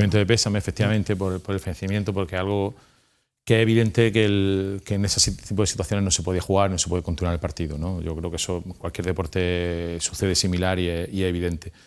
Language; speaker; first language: Spanish; native; Spanish